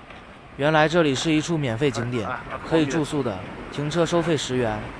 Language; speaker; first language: Chinese; native; Chinese